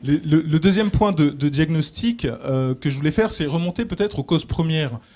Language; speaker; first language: French; native; French